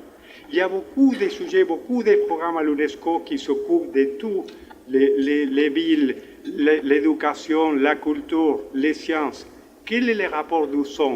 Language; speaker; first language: French; non-native, fluent; Spanish